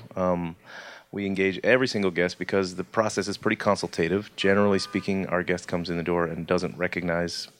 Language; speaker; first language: English; native; English